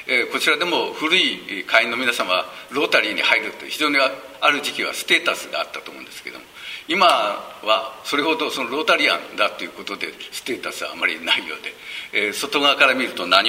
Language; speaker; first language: Japanese; native; Japanese